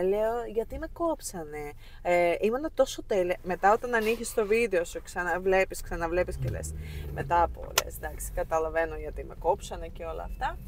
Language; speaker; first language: Greek; non-native, fluent; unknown